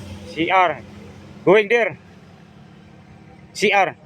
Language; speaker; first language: English; non-native, learner; Filipino